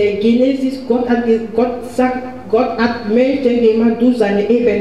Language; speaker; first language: German; non-native, learner; French